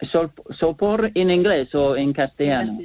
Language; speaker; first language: Spanish; non-native, learner; English